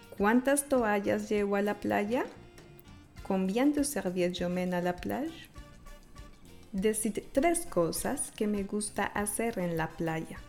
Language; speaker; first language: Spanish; non-native, fluent; French